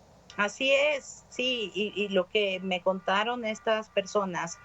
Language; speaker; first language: Spanish; native; Spanish